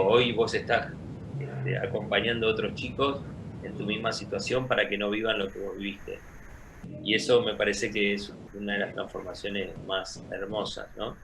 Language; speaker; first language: Spanish; native; Spanish